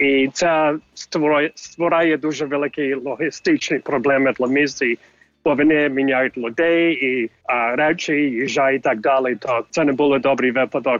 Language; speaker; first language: Ukrainian; early bilingual, heritage; English